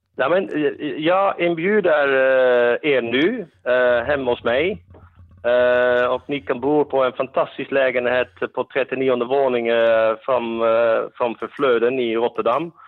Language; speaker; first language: Swedish; non-native, fluent; Dutch